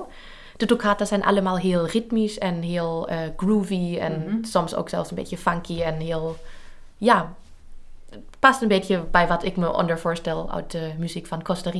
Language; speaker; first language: Dutch; native; Dutch